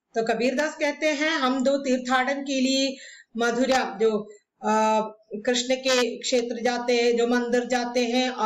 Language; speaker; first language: Hindi; non-native, local second language; Malayalam